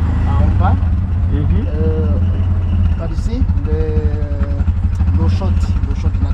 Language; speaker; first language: French; non-native, local second language; Malagasy